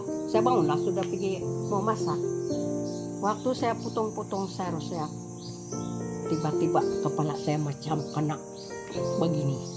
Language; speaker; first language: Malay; non-native, local second language; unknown